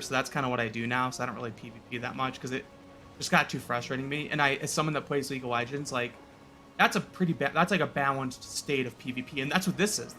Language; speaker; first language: English; native; English